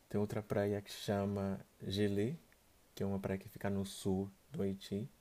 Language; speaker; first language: Portuguese; non-native, fluent; Haitian Creole